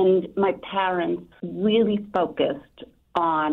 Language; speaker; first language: English; native; English